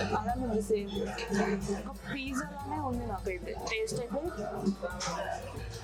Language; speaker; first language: Telugu; native; Telugu